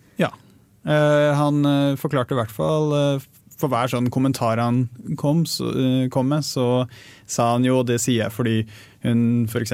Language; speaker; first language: Norwegian; native; Norwegian